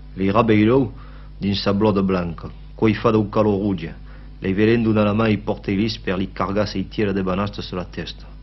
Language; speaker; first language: Occitan; native; Occitan